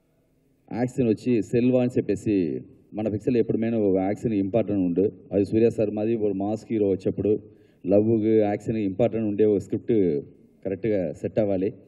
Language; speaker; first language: Telugu; non-native, learner; Tamil